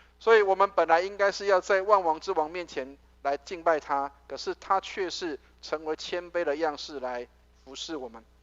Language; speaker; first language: Chinese; native; Chinese